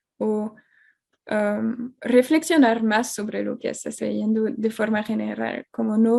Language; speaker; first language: Spanish; non-native, fluent; French